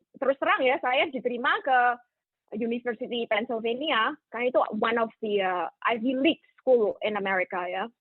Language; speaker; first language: Indonesian; native; Indonesian